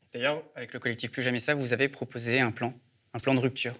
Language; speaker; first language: French; native; French